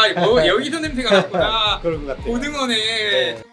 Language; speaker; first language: Korean; native; Korean